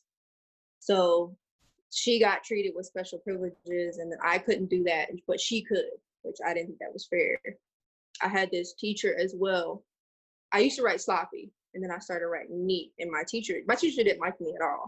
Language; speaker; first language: English; native; English